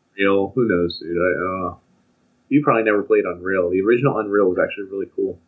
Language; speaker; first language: English; native; English